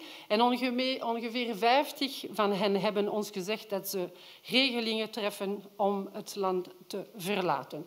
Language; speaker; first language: Dutch; non-native, local second language; French